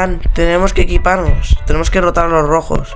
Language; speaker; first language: Spanish; native; Spanish